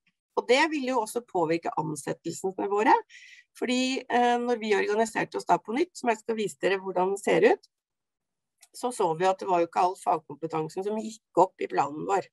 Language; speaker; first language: Norwegian; native; Norwegian